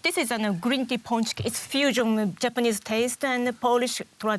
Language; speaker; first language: English; non-native, learner; Japanese